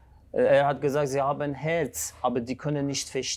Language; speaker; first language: German; non-native, fluent; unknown